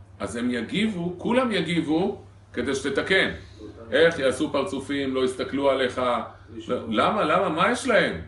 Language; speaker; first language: Hebrew; native; Hebrew